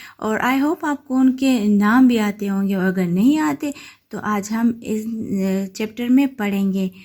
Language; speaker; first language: Urdu; non-native, local second language; Pashto